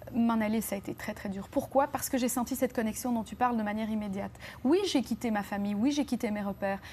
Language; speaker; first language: French; native; French